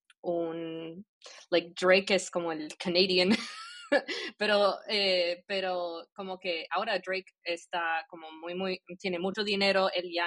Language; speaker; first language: Spanish; early bilingual, heritage; Spanish